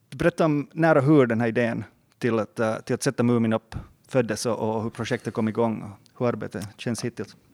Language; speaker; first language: Swedish; native; Swedish